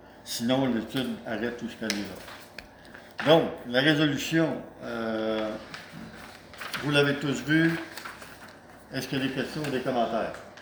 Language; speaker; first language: French; native; French